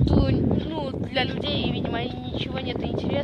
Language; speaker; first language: Russian; early bilingual, heritage; Russian